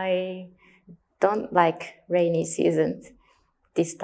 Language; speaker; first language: English; non-native, learner; Japanese